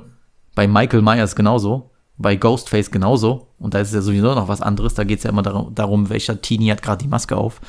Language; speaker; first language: German; native; German